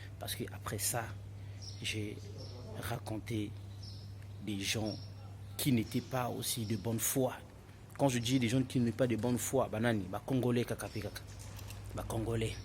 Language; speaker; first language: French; non-native, local second language; Lingala